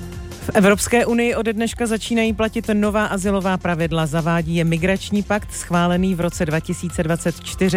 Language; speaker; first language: Czech; native; Czech